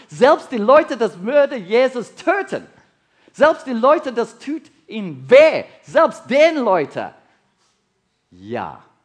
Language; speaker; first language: German; non-native, learner; English